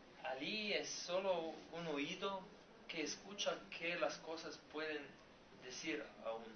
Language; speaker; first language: Spanish; non-native, learner; Slovenian